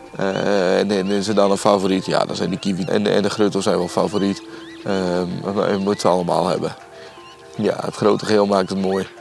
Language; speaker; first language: Dutch; native; Dutch